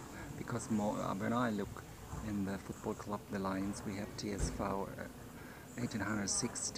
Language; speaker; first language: English; non-native, fluent; German